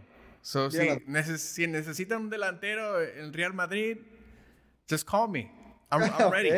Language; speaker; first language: Spanish; early bilingual, heritage; Spanish